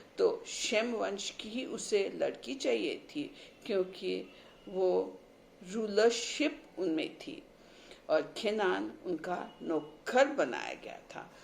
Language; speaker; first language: Hindi; non-native, local second language; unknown